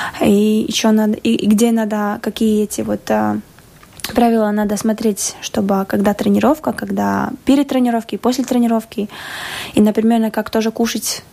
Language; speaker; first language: Russian; non-native, local second language; Latvian